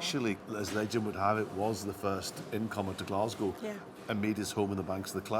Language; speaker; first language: English; early bilingual, other home language; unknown